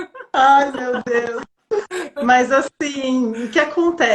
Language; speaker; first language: Portuguese; native; Portuguese